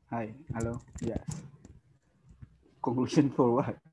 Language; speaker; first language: English; non-native, learner; Indonesian